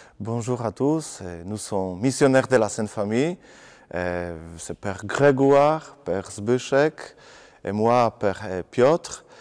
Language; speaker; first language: French; non-native, fluent; Polish